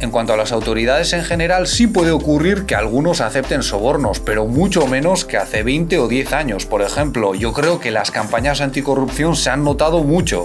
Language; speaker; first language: Spanish; native; Spanish